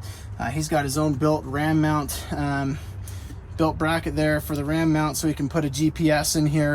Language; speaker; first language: English; native; English